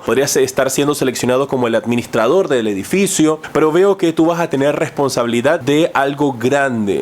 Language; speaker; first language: Spanish; native; Spanish